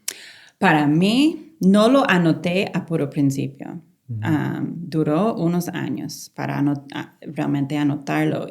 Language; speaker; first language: Spanish; non-native, fluent; English